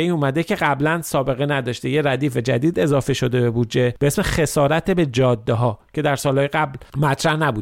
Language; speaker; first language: Persian; native; Persian